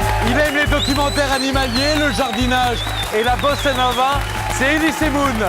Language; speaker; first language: French; native; French